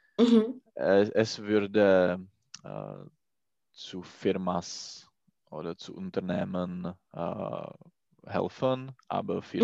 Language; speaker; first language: German; non-native, learner; Czech